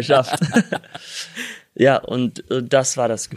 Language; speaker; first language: German; early bilingual, heritage; German